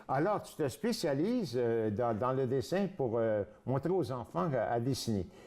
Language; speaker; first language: French; native; French